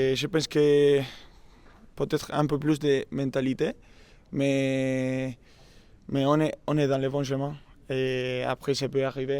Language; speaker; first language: French; non-native, learner; Spanish